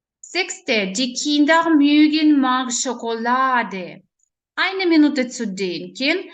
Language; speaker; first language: German; non-native, learner; Ukrainian